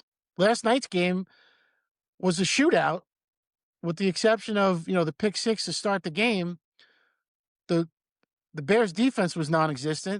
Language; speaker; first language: English; native; English